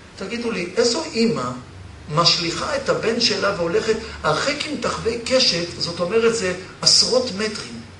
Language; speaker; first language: Hebrew; early bilingual, other home language; Polish